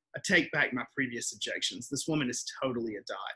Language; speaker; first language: English; native; English